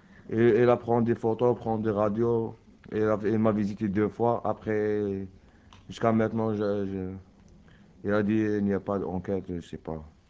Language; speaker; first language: French; non-native, learner; Arabic